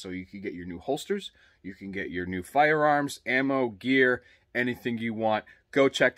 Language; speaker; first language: English; native; English